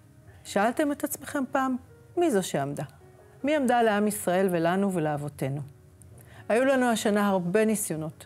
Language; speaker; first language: Hebrew; native; Hebrew